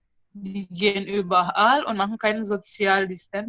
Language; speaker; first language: German; non-native, fluent; Indonesian